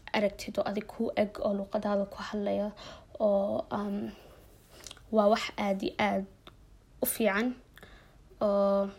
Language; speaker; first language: Arabic; non-native, learner; Somali